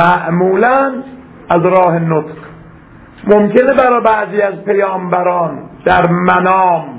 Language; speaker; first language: Persian; native; Persian